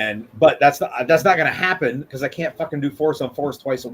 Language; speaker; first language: English; native; English